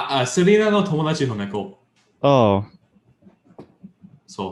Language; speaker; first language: Japanese; non-native, learner; English